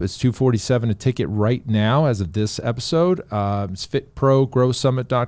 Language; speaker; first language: English; native; English